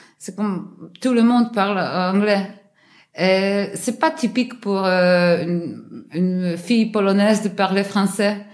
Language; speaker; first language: French; non-native, learner; Polish